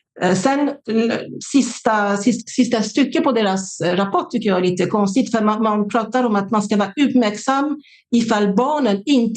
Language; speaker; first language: Swedish; non-native, fluent; French